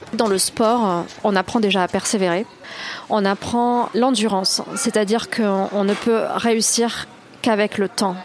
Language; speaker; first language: French; native; French